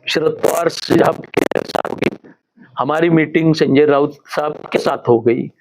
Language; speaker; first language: Hindi; non-native, local second language; Marathi